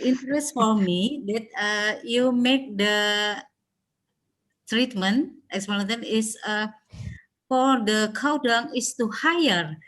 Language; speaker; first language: English; non-native, learner; Indonesian